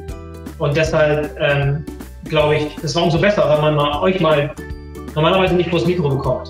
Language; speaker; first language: German; native; German